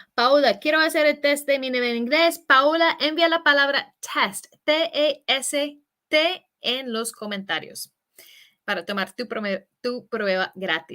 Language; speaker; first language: Spanish; non-native, fluent; English